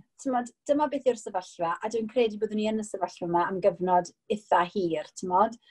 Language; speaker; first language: Welsh; non-native, local second language; English